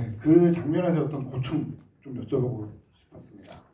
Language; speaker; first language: Korean; native; Korean